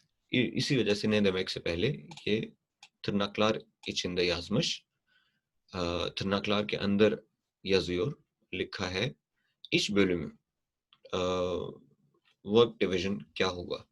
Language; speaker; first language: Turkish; non-native, fluent; Urdu